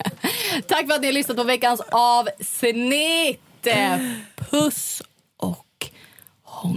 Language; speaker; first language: Swedish; native; Swedish